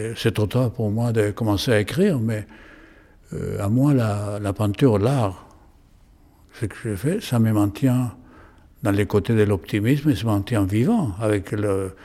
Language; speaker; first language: French; non-native, fluent; Spanish